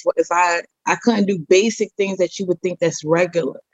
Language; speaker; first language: English; native; English